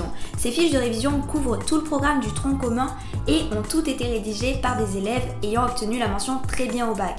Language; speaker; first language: French; native; French